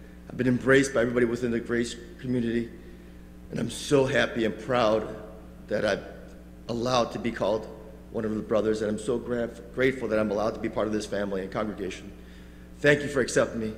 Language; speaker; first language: English; early bilingual, other home language; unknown